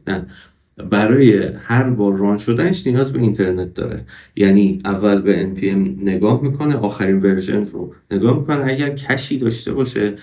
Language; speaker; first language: Persian; native; Persian